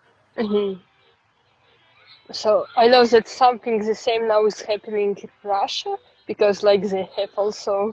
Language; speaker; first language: English; non-native, fluent; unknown